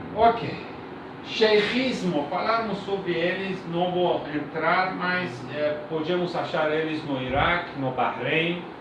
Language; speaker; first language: Portuguese; non-native, learner; Persian